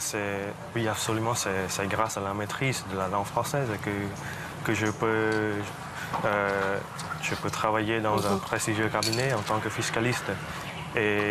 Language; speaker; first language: French; non-native, fluent; Khmer